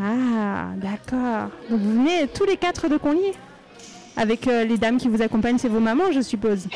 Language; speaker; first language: French; native; French